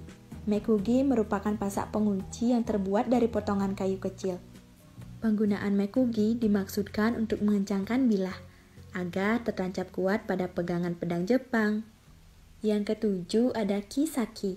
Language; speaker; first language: Indonesian; native; Indonesian